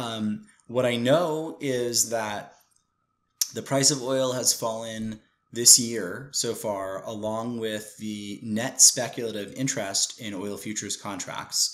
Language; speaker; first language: English; native; English